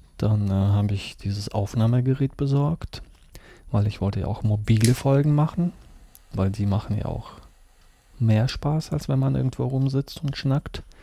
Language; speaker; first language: German; early bilingual, other home language; Russian